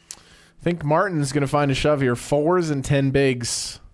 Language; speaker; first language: English; native; English